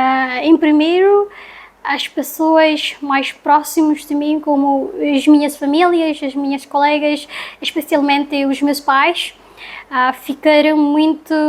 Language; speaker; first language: Portuguese; non-native, learner; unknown